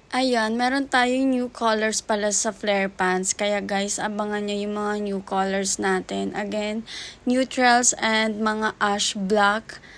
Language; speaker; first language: Filipino; native; Filipino